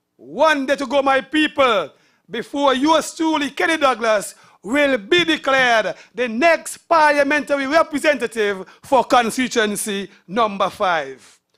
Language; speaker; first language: English; native; English